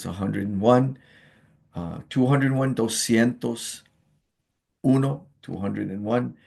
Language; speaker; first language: Spanish; non-native, fluent; English